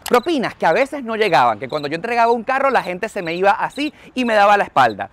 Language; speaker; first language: Spanish; native; Spanish